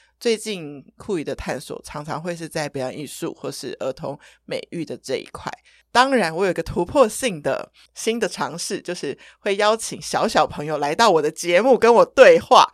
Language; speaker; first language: Chinese; native; Chinese